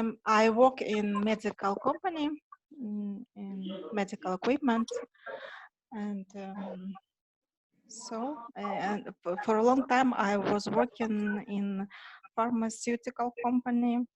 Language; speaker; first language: English; non-native, learner; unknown